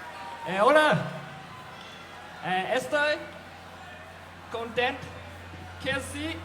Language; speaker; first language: Spanish; non-native, learner; Japanese